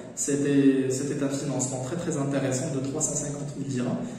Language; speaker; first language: French; non-native, local second language; Arabic